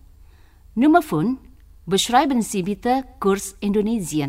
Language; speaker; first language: German; non-native, fluent; Indonesian